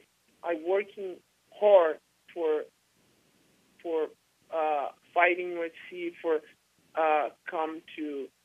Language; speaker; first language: English; non-native, learner; Portuguese